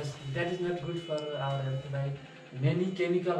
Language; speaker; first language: English; non-native, learner; Nepali